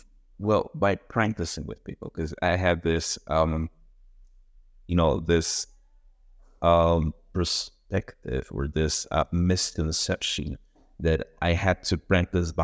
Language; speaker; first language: English; non-native, fluent; Spanish